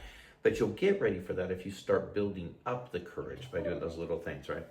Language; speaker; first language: English; native; English